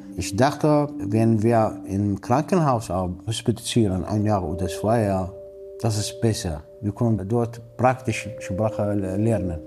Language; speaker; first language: German; non-native, learner; Arabic